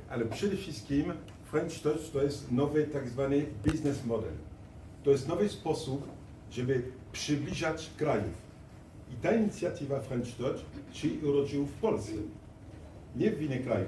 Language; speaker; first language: Polish; non-native, fluent; French